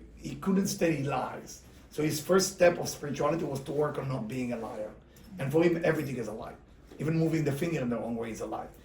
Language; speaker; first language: English; non-native, fluent; Hebrew